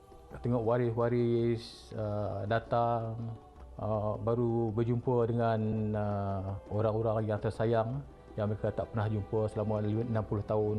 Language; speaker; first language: Malay; native; Malay